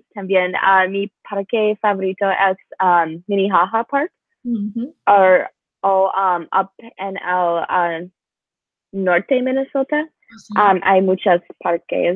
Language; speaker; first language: Spanish; non-native, learner; English